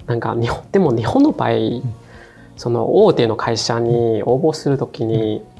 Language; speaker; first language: Japanese; non-native, fluent; Chinese